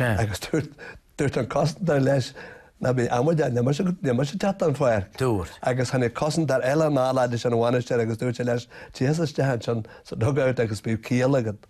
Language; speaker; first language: Irish; native; Irish